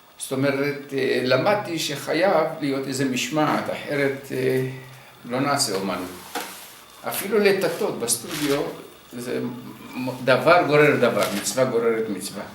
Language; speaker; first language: Hebrew; early bilingual, other home language; Arabic